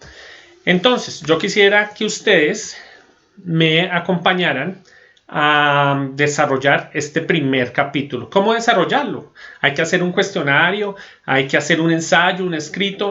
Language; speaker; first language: Spanish; native; Spanish